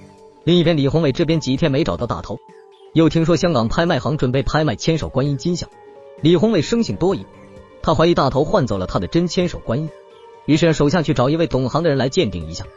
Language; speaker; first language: Chinese; native; Chinese